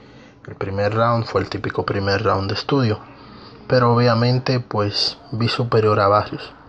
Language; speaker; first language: Spanish; native; Spanish